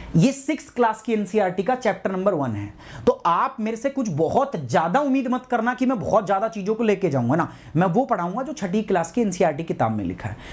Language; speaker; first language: Hindi; native; Hindi